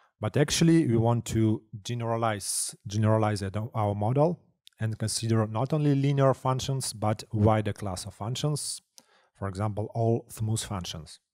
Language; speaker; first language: English; non-native, fluent; Russian